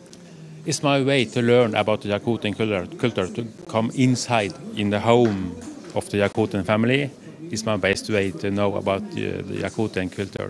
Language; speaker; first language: English; non-native, learner; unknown